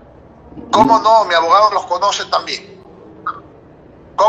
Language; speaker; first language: Spanish; native; Spanish